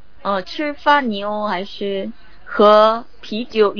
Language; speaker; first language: Chinese; non-native, learner; Korean